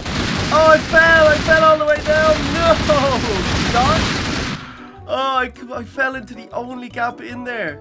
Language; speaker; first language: English; native; English